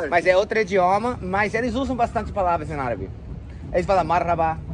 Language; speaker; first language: Portuguese; non-native, learner; English